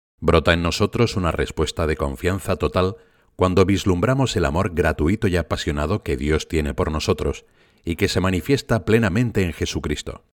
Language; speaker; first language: Spanish; native; Spanish